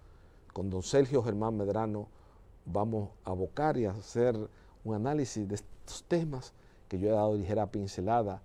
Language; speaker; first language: Spanish; native; Spanish